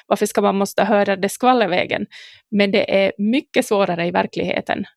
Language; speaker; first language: Swedish; native; Swedish